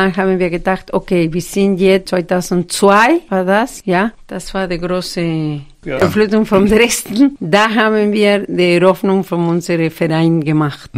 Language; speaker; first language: German; non-native, fluent; Spanish